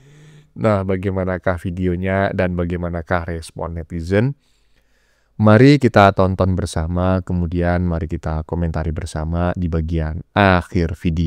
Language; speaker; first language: Indonesian; native; Indonesian